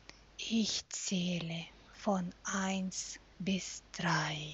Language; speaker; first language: German; non-native, fluent; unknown